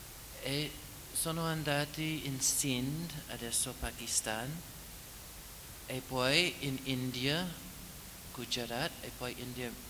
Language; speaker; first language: Italian; non-native, fluent; English